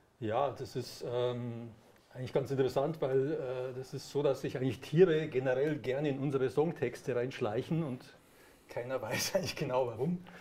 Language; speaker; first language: German; native; German